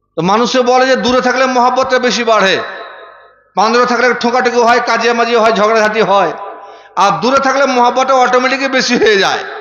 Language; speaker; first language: Bangla; non-native, fluent; Urdu